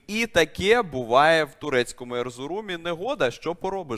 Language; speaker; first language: Ukrainian; native; Ukrainian